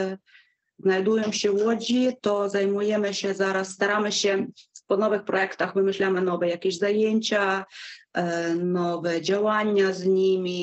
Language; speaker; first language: Polish; non-native, fluent; Ukrainian